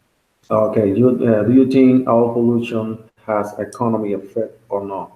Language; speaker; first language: English; non-native, learner; Spanish